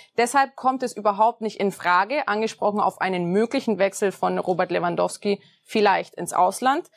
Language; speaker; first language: German; native; German